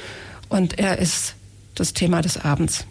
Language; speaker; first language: German; native; German